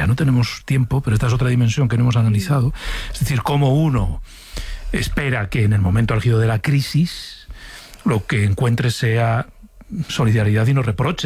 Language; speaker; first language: Spanish; native; Spanish